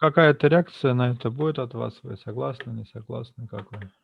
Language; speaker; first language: Russian; native; Russian